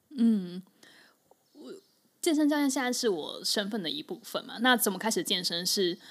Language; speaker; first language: Chinese; native; Chinese